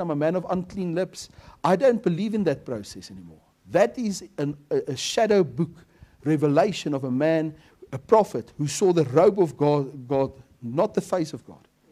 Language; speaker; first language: English; non-native, local second language; Afrikaans